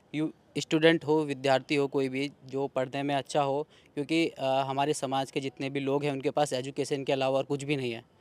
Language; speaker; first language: Hindi; native; Hindi